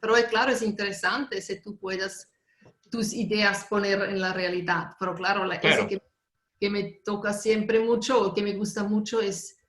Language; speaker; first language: Spanish; non-native, fluent; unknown